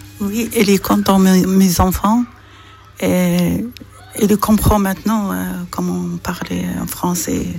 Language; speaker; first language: French; non-native, learner; Arabic